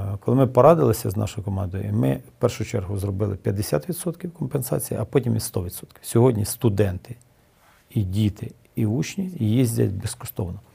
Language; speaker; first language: Ukrainian; native; Ukrainian